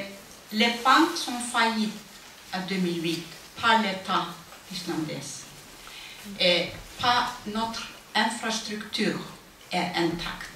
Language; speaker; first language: French; non-native, fluent; Icelandic